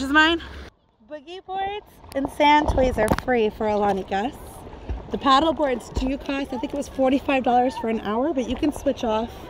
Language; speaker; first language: English; native; English